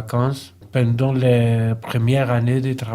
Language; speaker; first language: French; non-native, learner; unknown